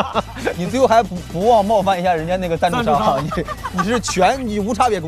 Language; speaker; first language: Chinese; native; Chinese